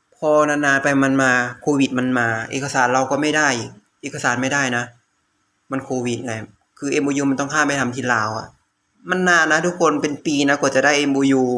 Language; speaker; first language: Lao; native; Lao